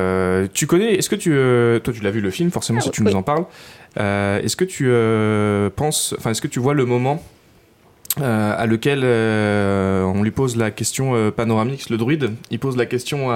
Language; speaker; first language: French; native; French